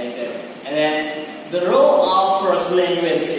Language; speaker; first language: English; non-native, learner; Indonesian